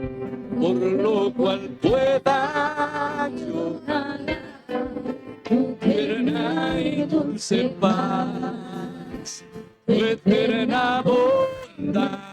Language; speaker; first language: Spanish; native; Spanish